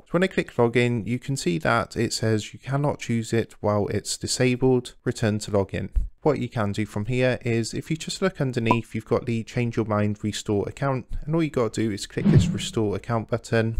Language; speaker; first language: English; native; English